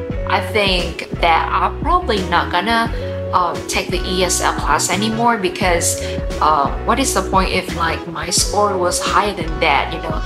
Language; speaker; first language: English; non-native, fluent; Vietnamese